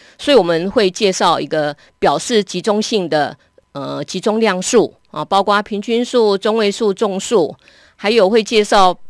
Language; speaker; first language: Chinese; native; Chinese